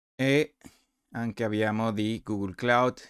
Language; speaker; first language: Italian; non-native, learner; Spanish